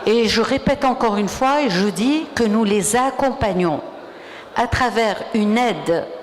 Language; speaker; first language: French; non-native, local second language; Arabic